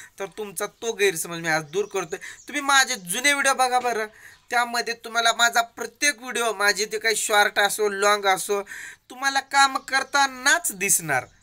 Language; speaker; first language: Marathi; non-native, local second language; Lambadi